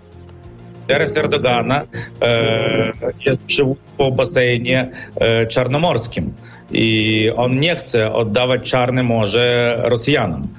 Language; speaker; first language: Polish; non-native, fluent; Ukrainian